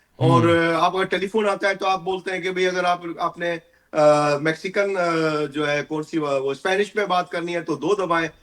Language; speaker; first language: Urdu; non-native, local second language; Sindhi